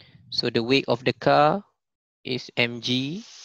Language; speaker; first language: English; non-native, local second language; Malay